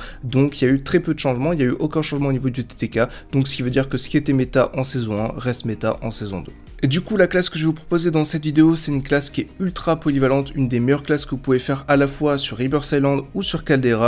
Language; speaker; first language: French; native; French